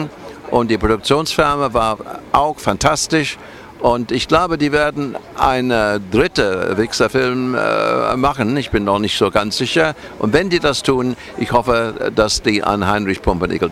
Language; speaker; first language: German; non-native, fluent; English